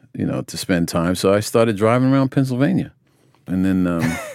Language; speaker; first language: English; native; English